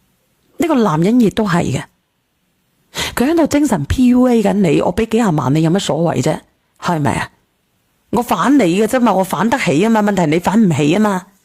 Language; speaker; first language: Cantonese; native; Cantonese